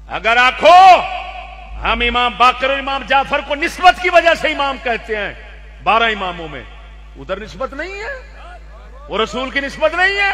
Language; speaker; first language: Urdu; non-native, local second language; Punjabi